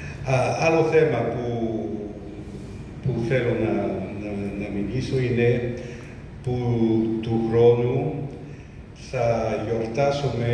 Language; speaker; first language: Greek; early bilingual, heritage; French